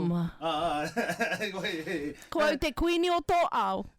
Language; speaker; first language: Māori; non-native, local second language; English